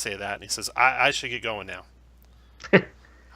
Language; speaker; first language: English; native; English